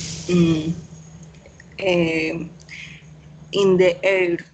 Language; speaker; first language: English; non-native, learner; Spanish